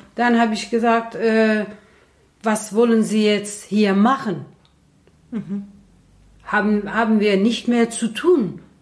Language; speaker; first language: German; non-native, learner; Kurdish